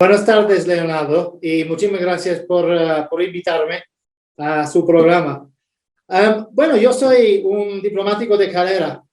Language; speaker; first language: Spanish; non-native, fluent; English